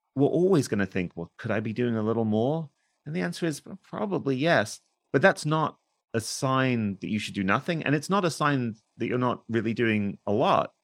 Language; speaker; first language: English; native; English